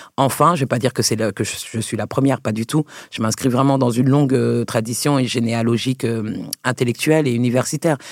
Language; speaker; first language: French; native; French